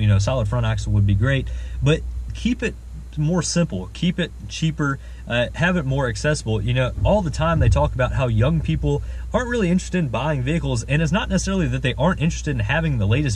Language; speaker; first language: English; native; English